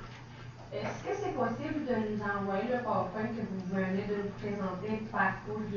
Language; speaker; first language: French; native; French